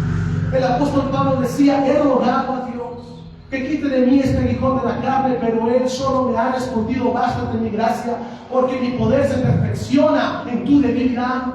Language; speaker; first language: Spanish; native; Spanish